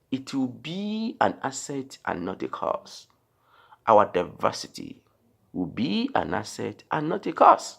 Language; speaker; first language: English; non-native, local second language; Yoruba